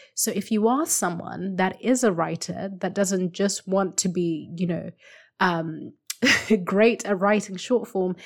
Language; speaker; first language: English; non-native, local second language; Shona